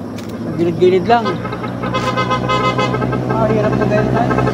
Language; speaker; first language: Filipino; native; Filipino